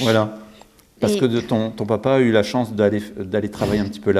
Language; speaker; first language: French; native; French